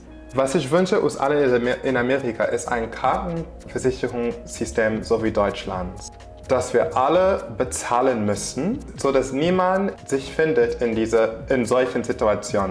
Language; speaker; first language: German; non-native, fluent; English